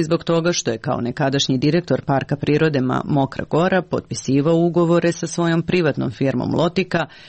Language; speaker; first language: Serbian; native; Serbian